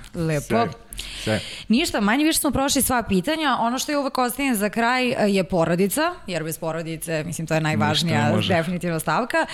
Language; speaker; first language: Serbian; native; Serbian